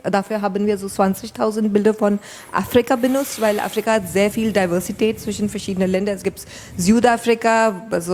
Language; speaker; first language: German; non-native, fluent; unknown